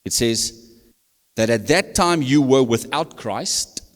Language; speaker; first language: English; non-native, local second language; Afrikaans